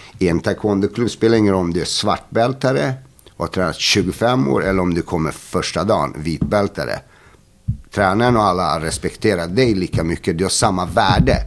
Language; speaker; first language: Swedish; early bilingual, other home language; Bosnian